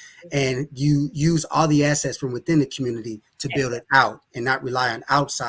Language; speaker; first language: English; native; English